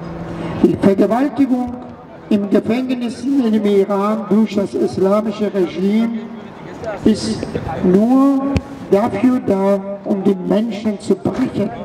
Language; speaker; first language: German; non-native, fluent; Persian